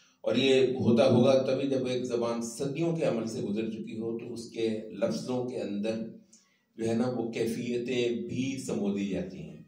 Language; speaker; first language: Urdu; non-native, local second language; Punjabi